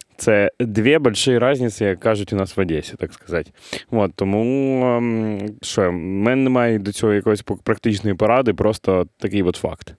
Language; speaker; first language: Ukrainian; non-native, local second language; Russian